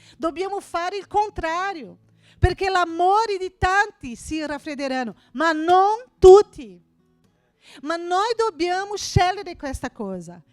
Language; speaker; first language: Italian; non-native, fluent; Portuguese